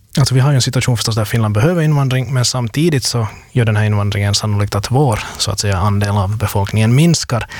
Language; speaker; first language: Swedish; native; Swedish